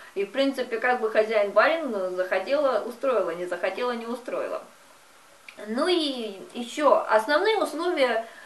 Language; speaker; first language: Russian; native; Russian